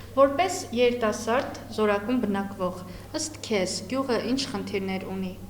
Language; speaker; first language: Armenian; native; Armenian